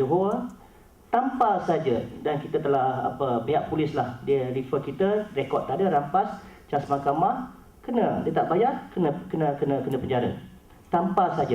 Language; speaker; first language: Malay; native; Malay